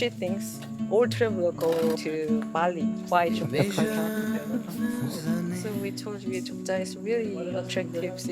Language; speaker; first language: English; non-native, learner; Korean